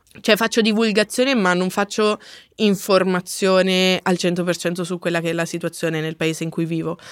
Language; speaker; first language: Italian; native; Italian